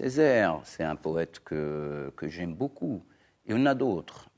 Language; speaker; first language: French; non-native, local second language; Arabic